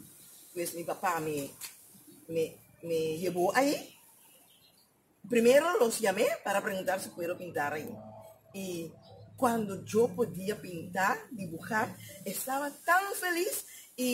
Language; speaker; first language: Spanish; non-native, learner; Papiamento